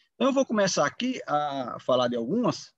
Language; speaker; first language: Portuguese; native; Portuguese